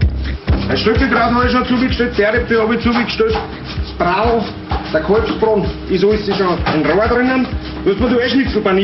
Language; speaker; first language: German; native; German